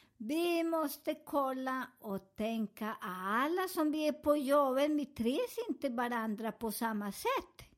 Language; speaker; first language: Swedish; non-native, fluent; Spanish